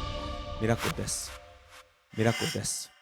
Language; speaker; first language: Japanese; non-native, learner; Korean